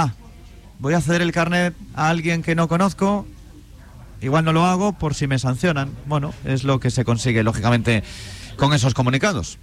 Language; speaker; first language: Spanish; native; Spanish